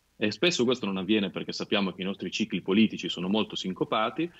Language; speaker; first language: Italian; native; Italian